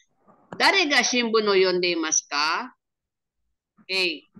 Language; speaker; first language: Japanese; non-native, learner; Filipino